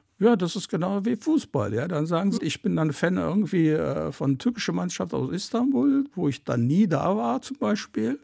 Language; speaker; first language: German; early bilingual, other home language; Turkish